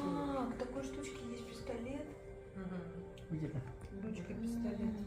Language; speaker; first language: Russian; native; Russian